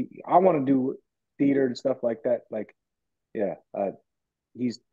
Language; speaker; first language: English; native; English